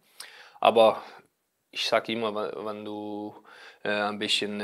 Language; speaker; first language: German; non-native, learner; Danish